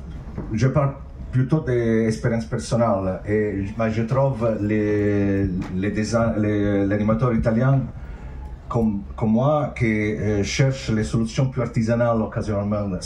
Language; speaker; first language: French; non-native, fluent; Italian